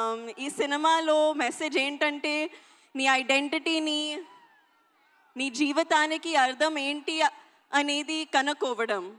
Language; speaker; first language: Telugu; non-native, local second language; Hindi